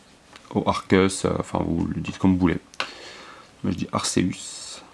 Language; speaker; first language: French; native; French